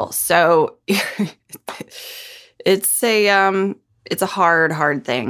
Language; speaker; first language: English; native; English